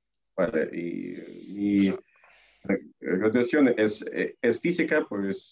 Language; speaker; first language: Spanish; non-native, fluent; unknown